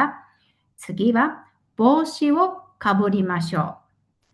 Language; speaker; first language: Japanese; non-native, fluent; Mongolian